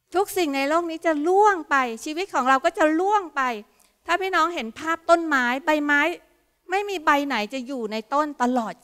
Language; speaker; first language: Thai; native; Thai